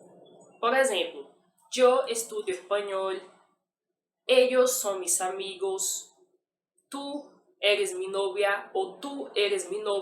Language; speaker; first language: Spanish; non-native, fluent; Portuguese